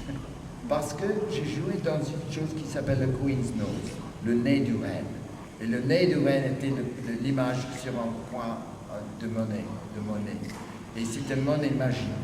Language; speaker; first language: French; non-native, fluent; English